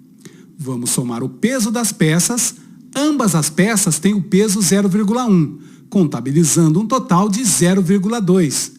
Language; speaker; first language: Portuguese; native; Portuguese